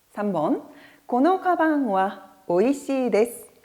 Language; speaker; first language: Japanese; non-native, fluent; Korean